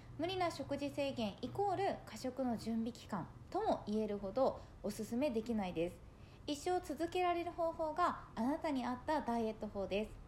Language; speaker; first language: Japanese; native; Japanese